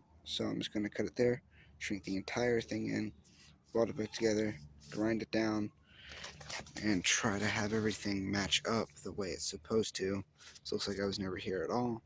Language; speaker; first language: English; native; English